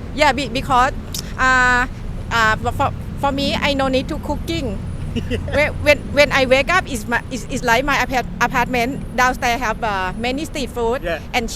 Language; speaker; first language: English; non-native, learner; Thai